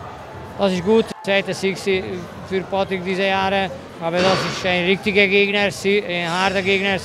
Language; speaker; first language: German; non-native, learner; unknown